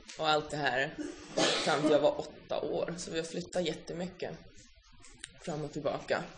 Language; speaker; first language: Swedish; early bilingual, other home language; Finnish